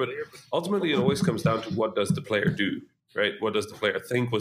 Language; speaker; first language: English; non-native, fluent; Dutch